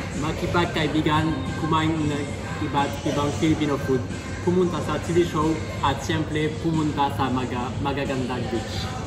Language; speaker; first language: Filipino; non-native, learner; French